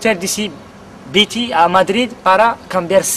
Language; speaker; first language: Spanish; non-native, learner; Kabyle